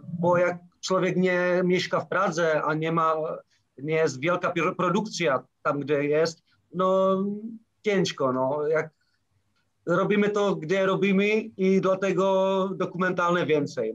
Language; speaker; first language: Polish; non-native, learner; Czech